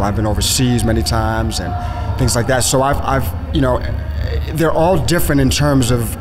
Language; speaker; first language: English; native; English